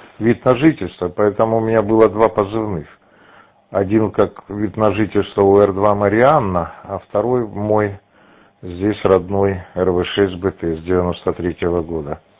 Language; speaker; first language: Russian; native; Russian